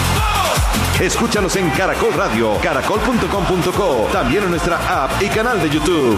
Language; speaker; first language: Spanish; native; Spanish